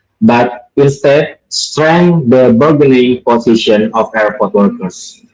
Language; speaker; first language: English; non-native, learner; Indonesian